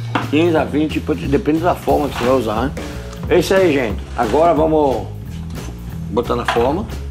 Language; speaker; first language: Portuguese; non-native, fluent; French